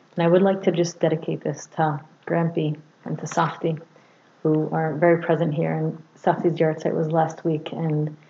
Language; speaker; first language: English; early bilingual, other home language; Hebrew